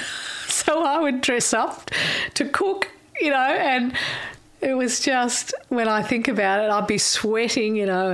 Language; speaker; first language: English; native; English